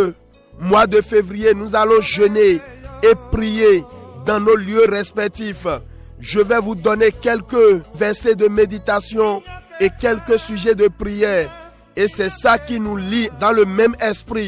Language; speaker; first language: French; non-native, local second language; Fon